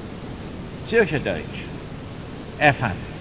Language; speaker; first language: German; non-native, fluent; English